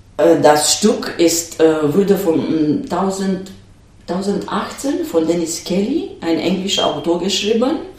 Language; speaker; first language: German; non-native, fluent; Romanian